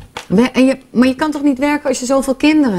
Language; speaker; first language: Dutch; native; Dutch